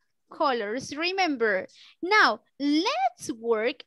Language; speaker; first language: English; non-native, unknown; Spanish